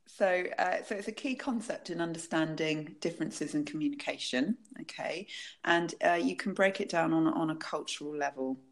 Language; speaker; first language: English; native; English